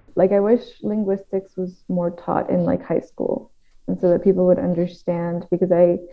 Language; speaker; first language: English; non-native, fluent; Dutch